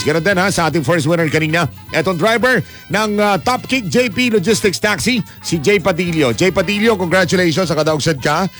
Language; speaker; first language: Filipino; non-native, local second language; Cebuano